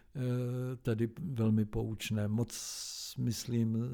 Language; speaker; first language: Czech; native; Czech